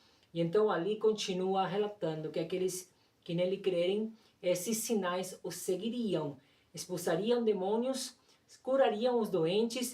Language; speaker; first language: Portuguese; non-native, fluent; Spanish